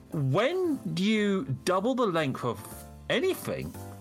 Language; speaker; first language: English; native; English